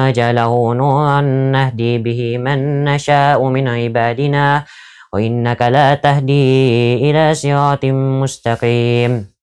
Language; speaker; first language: Arabic; non-native, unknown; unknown